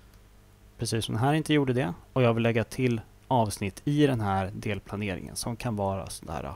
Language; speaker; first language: Swedish; native; Swedish